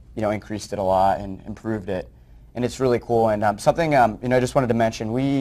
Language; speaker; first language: English; native; English